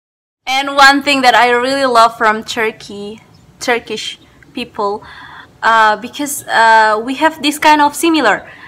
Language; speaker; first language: English; non-native, learner; Indonesian